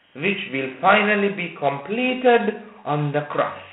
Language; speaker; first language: English; non-native, local second language; Sinhala